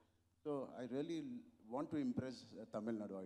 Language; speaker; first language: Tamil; non-native, local second language; Telugu